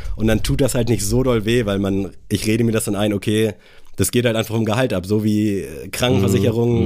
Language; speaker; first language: German; native; German